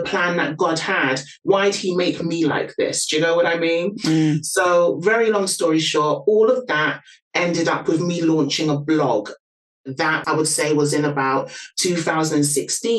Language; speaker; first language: English; native; English